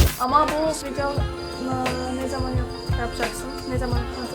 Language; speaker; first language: Turkish; non-native, learner; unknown